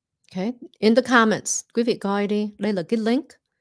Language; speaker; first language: Vietnamese; early bilingual, heritage; Vietnamese